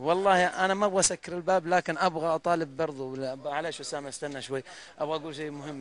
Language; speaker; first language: Arabic; native; Arabic